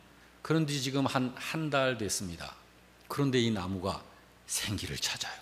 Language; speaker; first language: Korean; native; Korean